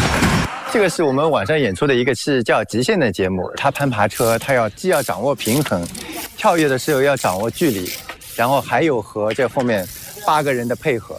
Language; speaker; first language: Chinese; native; Chinese